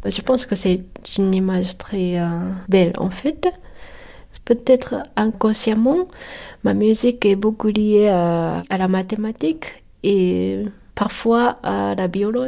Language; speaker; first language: French; non-native, fluent; Japanese